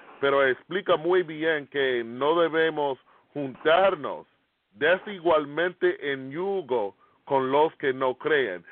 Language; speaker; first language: Spanish; non-native, fluent; English